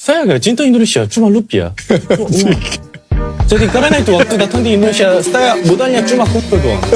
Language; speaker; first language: Indonesian; non-native, learner; Korean